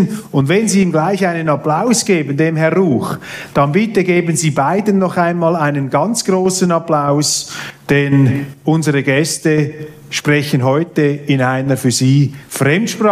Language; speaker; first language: German; native; German